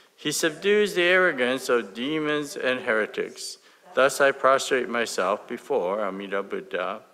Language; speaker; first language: English; early bilingual, other home language; Japanese